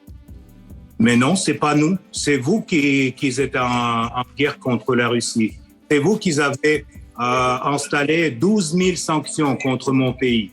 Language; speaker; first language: French; non-native, fluent; Russian